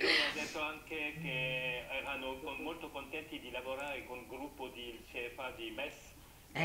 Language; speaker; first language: Italian; non-native, learner; French